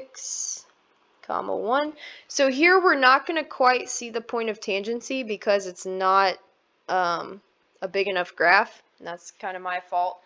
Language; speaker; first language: English; native; English